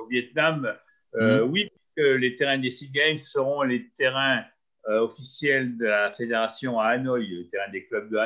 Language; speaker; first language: French; native; French